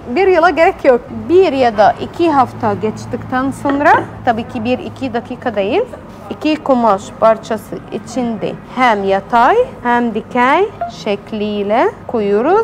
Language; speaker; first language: Turkish; non-native, fluent; Arabic